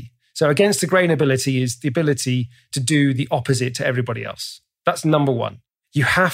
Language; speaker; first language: English; native; English